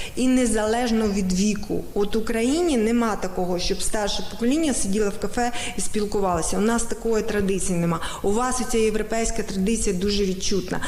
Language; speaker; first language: Ukrainian; native; Ukrainian